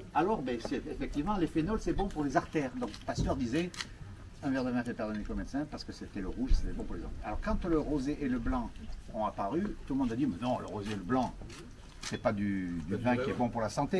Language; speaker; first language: French; native; French